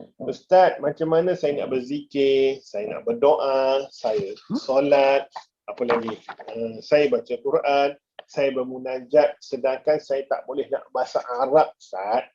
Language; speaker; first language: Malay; native; Malay